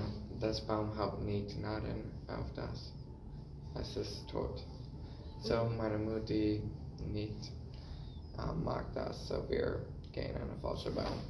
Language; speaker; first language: German; non-native, learner; English